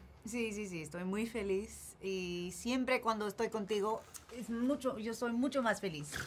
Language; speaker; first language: Spanish; early bilingual, heritage; English